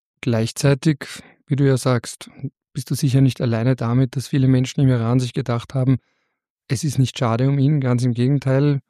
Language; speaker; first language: German; native; German